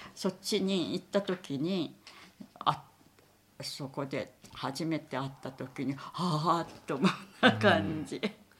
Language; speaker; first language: Japanese; native; Japanese